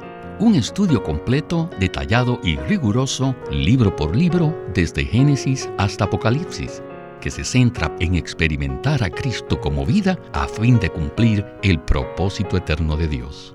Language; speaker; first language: Spanish; native; Spanish